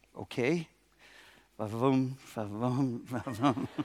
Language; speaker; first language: German; non-native, fluent; English